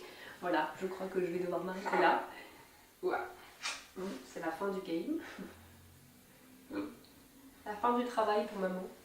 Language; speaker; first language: French; native; French